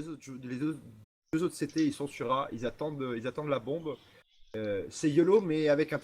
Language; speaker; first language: French; native; French